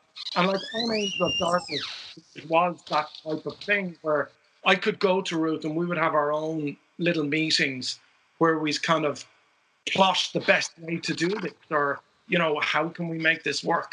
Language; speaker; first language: English; native; English